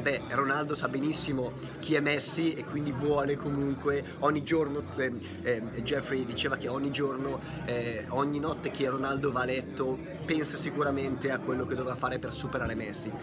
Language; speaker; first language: Italian; native; Italian